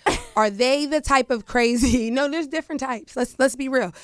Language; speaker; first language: English; native; English